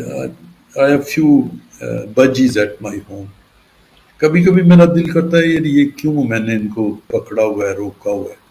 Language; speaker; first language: Urdu; non-native, local second language; Punjabi